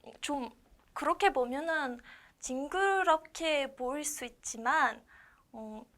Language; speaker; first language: Korean; non-native, learner; French